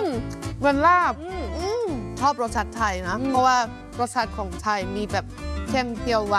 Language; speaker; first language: Thai; non-native, fluent; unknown